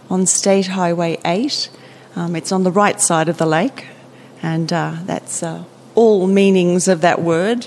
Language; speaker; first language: English; native; English